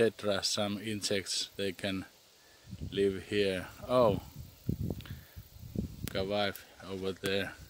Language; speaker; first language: English; non-native, learner; Thai